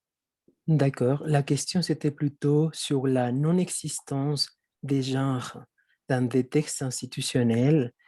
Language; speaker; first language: French; non-native, fluent; Spanish